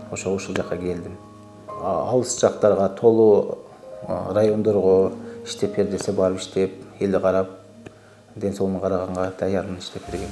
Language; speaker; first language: Kyrgyz; non-native, local second language; Uzbek